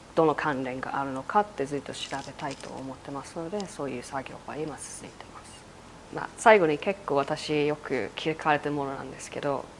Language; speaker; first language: Japanese; non-native, fluent; English